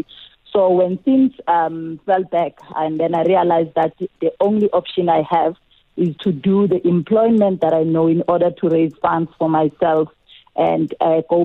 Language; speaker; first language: English; non-native, local second language; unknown